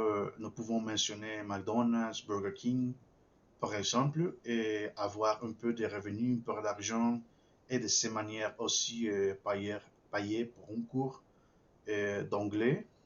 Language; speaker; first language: French; non-native, fluent; Spanish